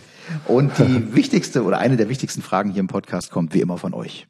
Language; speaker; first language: German; native; German